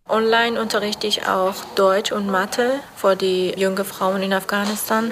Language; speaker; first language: German; non-native, learner; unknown